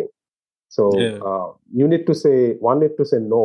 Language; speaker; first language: English; non-native, local second language; Bangla